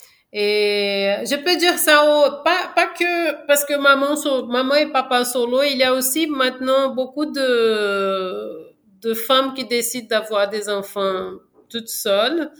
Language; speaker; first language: French; non-native, fluent; Portuguese